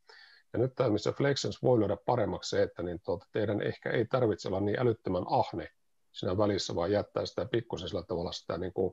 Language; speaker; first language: Finnish; native; Finnish